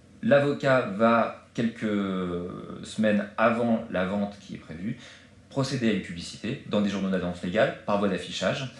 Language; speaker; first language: French; native; French